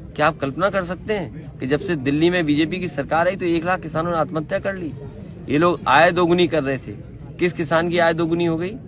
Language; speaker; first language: Hindi; native; Hindi